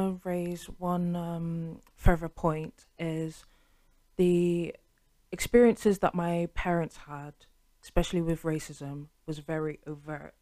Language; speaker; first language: English; native; English